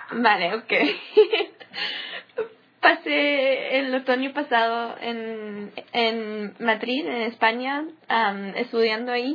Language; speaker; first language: Spanish; early bilingual, heritage; English